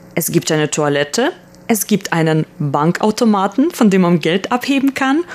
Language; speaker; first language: German; early bilingual, other home language; Russian